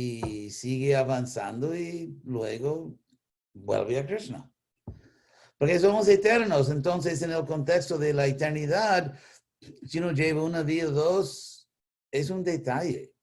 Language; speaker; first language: Spanish; non-native, fluent; English